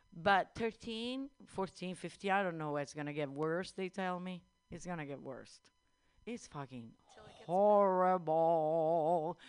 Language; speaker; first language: English; non-native, fluent; Italian